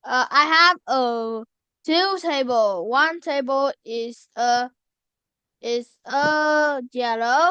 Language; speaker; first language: English; non-native, learner; Vietnamese